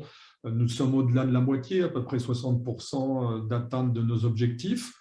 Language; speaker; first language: French; native; French